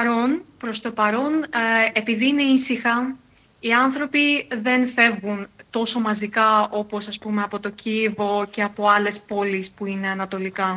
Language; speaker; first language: Greek; non-native, fluent; Ukrainian